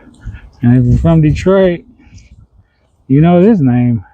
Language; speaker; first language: English; native; English